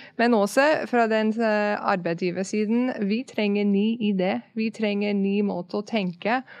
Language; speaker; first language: Norwegian; non-native, fluent; English